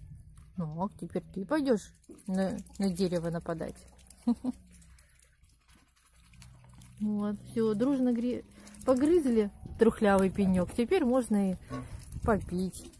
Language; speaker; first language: Russian; native; Russian